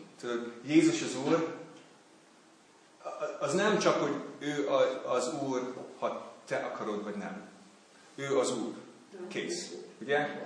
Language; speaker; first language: Hungarian; non-native, learner; English